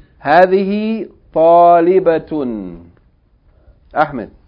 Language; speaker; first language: Arabic; non-native, fluent; English